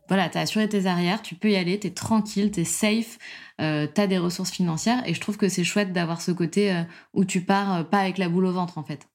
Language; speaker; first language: French; native; French